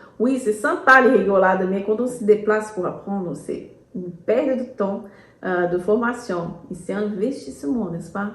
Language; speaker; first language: French; non-native, fluent; Portuguese